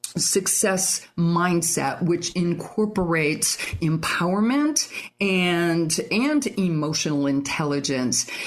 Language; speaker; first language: English; native; English